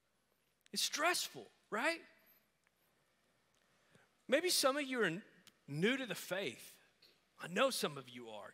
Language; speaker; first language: English; native; English